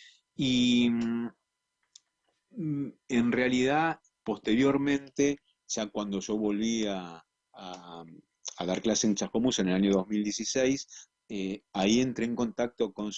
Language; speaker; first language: Spanish; native; Spanish